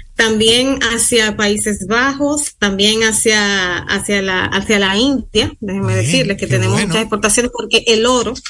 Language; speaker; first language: Spanish; native; Spanish